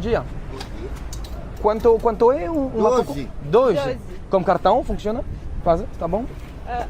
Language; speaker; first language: Portuguese; non-native, learner; French